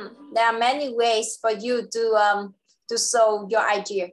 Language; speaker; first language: English; non-native, local second language; Vietnamese